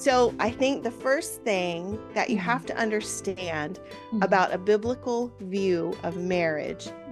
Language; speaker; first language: English; native; English